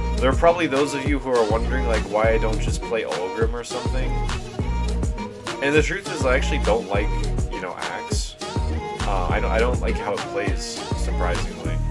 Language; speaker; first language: English; native; English